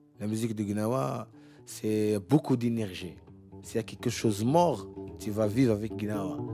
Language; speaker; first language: French; non-native, learner; Arabic